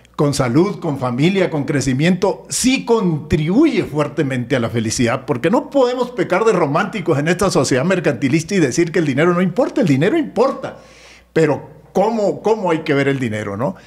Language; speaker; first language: Spanish; native; Spanish